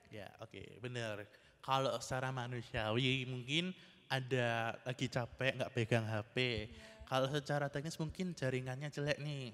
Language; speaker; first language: Indonesian; native; Indonesian